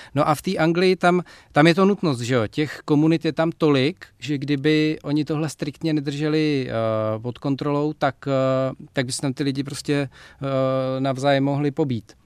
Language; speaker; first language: Czech; native; Czech